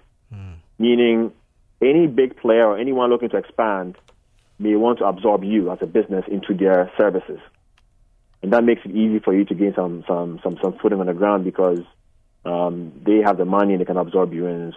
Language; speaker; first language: English; non-native, local second language; Akan